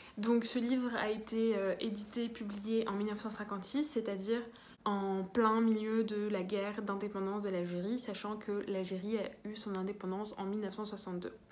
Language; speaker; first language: French; early bilingual, other home language; Arabic